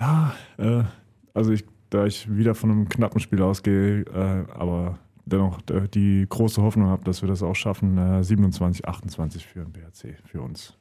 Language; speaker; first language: German; native; German